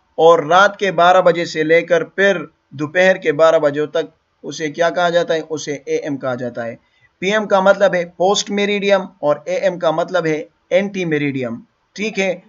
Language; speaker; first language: Urdu; non-native, local second language; Pashto